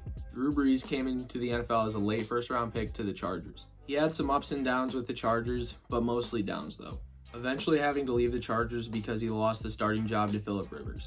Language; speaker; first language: English; native; English